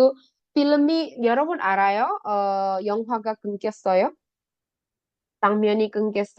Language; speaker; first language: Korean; non-native, fluent; Indonesian